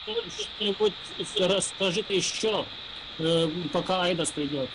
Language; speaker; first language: Russian; non-native, local second language; Lithuanian